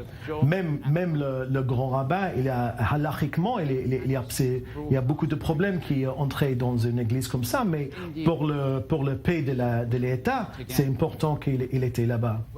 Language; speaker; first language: French; non-native, learner; English